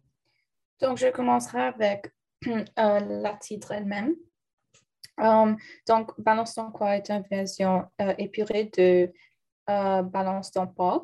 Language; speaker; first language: French; non-native, learner; English